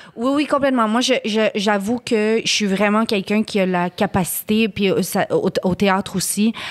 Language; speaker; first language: French; native; French